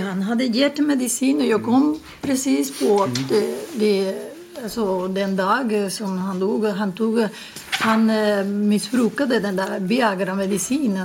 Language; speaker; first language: Swedish; non-native, learner; Spanish